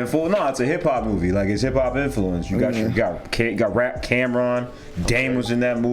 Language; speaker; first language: English; native; English